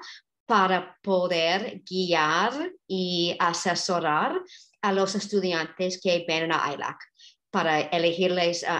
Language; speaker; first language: Spanish; non-native, fluent; English